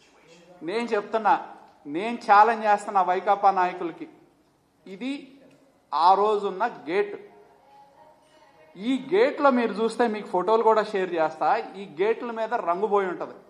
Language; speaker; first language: Telugu; native; Telugu